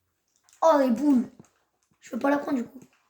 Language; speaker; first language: French; native; French